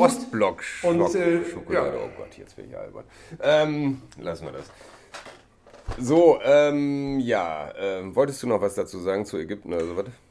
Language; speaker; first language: German; native; German